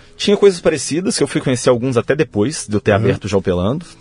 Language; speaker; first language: Portuguese; native; Portuguese